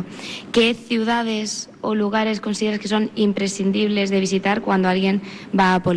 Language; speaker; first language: Spanish; native; Spanish